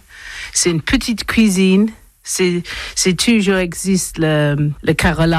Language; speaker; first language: French; non-native, learner; English